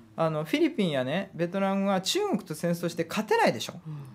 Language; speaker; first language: Japanese; native; Japanese